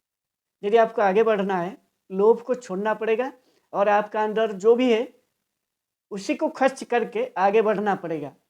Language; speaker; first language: Hindi; non-native, local second language; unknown